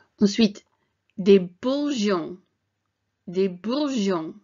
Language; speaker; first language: French; non-native, fluent; English